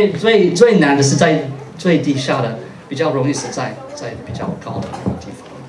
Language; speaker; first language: Chinese; non-native, fluent; English